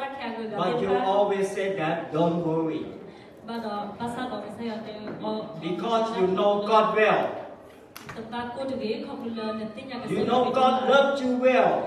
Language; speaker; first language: English; non-native, learner; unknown